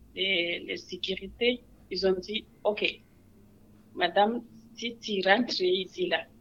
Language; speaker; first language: French; non-native, local second language; Wolof